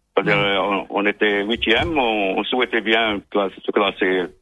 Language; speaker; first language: French; non-native, local second language; Arabic